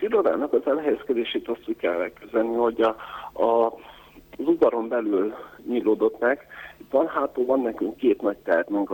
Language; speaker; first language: Hungarian; native; Hungarian